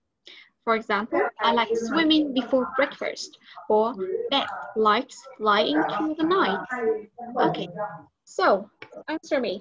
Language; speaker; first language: English; non-native, learner; Vietnamese